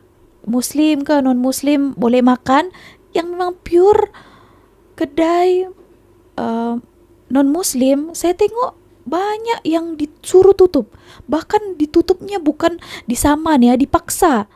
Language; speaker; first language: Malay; non-native, local second language; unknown